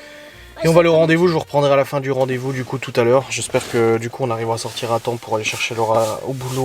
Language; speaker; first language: French; native; French